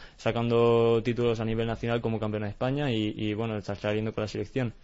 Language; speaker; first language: Spanish; native; Spanish